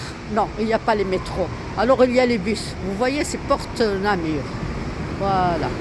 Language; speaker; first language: French; non-native, local second language; Arabic